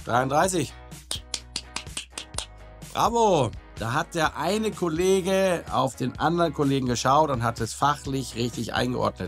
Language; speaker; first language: German; native; German